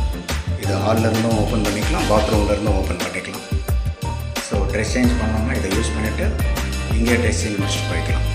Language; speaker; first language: Tamil; native; Tamil